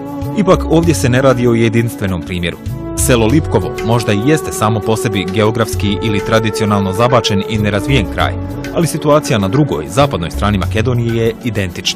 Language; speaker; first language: Bosnian; native; Bosnian